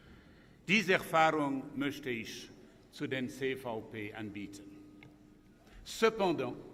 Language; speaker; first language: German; non-native, local second language; French